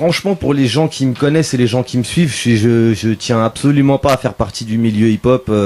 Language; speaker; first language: French; native; French